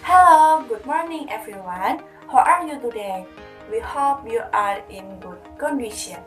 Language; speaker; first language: English; non-native, learner; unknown